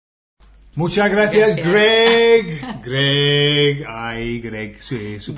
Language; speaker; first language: Spanish; non-native, fluent; English